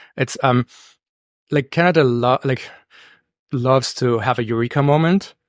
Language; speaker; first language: English; non-native, fluent; German